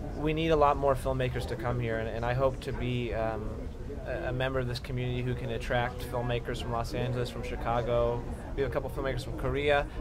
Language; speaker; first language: English; native; English